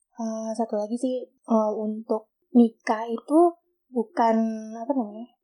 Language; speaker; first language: Indonesian; native; Indonesian